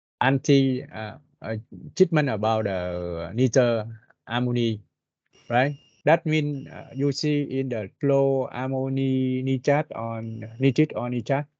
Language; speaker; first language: English; non-native, learner; Vietnamese